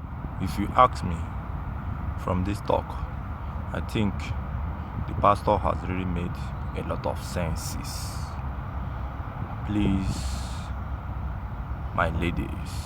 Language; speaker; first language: English; non-native, local second language; Igbo